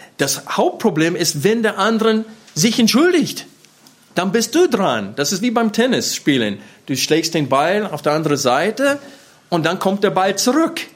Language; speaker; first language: German; non-native, fluent; English